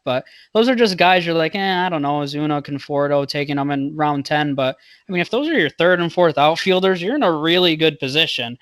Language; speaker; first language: English; native; English